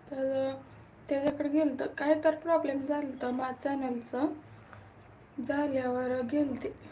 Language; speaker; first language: Marathi; native; Marathi